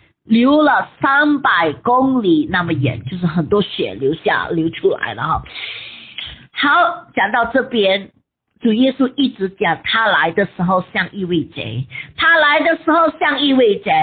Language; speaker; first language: Chinese; native; Chinese